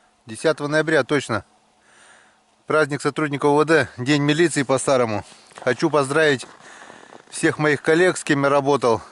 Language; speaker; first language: Russian; native; Russian